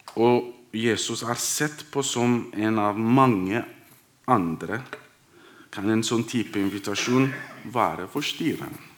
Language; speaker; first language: Norwegian; non-native, fluent; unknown